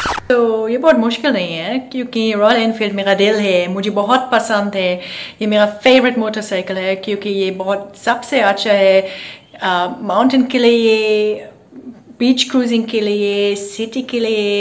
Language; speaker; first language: Hindi; non-native, learner; German